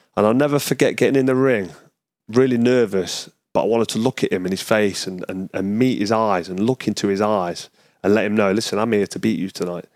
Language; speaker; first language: English; native; English